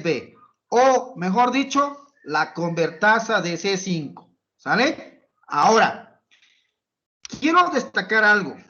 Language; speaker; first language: Spanish; native; Spanish